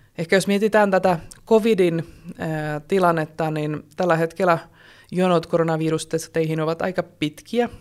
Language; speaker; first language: Finnish; non-native, fluent; Czech